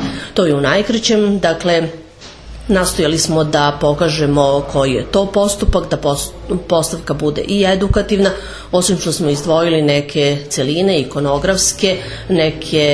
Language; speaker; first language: Serbian; native; Serbian